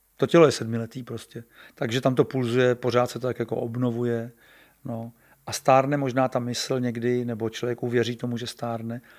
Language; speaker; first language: Czech; native; Czech